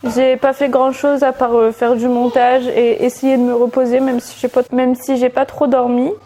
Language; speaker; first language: French; native; French